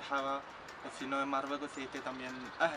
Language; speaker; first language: Spanish; non-native, local second language; Arabic